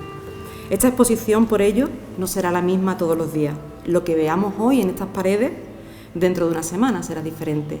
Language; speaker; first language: Spanish; native; Spanish